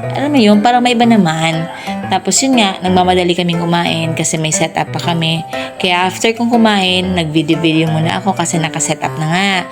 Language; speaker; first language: Filipino; non-native, local second language; Bikol